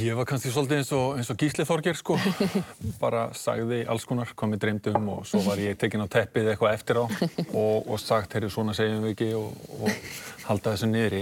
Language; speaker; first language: Icelandic; native; Icelandic